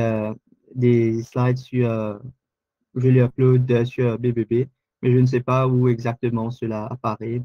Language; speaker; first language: French; non-native, local second language; Morisyen